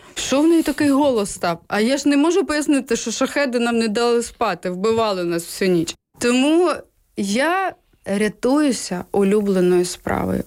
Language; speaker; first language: Ukrainian; native; Ukrainian